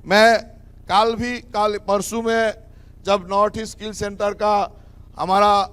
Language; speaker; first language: Hindi; non-native, local second language; Assamese